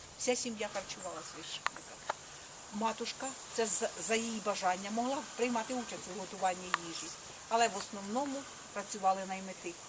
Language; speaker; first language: Ukrainian; native; Ukrainian